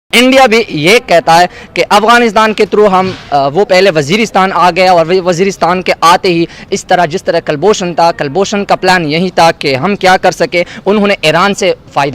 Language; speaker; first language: Hindi; non-native, local second language; Pashto